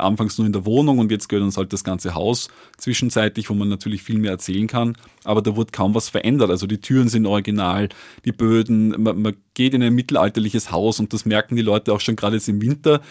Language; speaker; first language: German; native; German